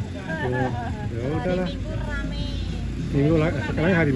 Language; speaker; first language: Indonesian; non-native, fluent; Dutch